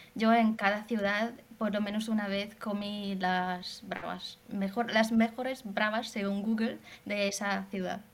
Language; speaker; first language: Spanish; non-native, fluent; Hungarian